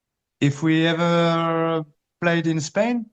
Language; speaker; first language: English; early bilingual, heritage; Spanish